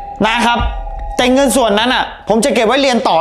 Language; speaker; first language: Thai; native; Thai